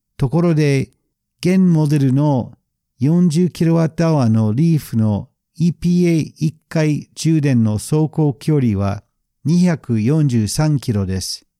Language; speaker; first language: Japanese; non-native, fluent; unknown